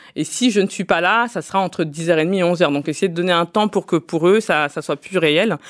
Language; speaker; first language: French; native; French